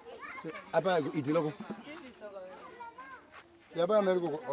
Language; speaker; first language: Portuguese; non-native, learner; Vietnamese